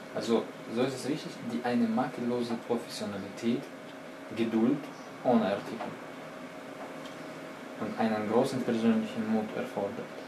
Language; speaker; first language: German; non-native, fluent; Russian